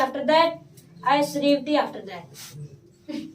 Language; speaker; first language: English; non-native, learner; Hindi